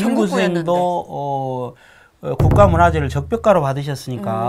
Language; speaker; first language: Korean; native; Korean